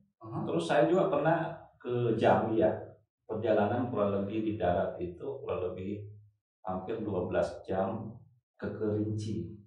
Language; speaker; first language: Indonesian; native; Indonesian